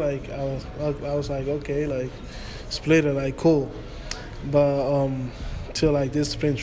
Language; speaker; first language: English; non-native, fluent; Spanish